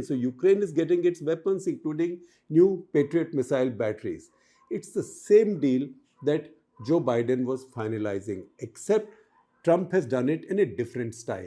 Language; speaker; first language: English; non-native, local second language; Hindi